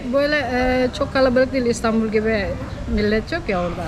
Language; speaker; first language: Turkish; non-native, fluent; Indonesian